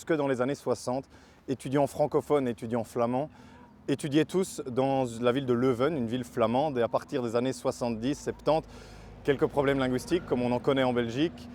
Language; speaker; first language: French; native; French